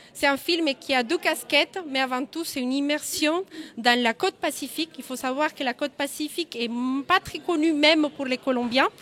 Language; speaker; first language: French; non-native, fluent; Spanish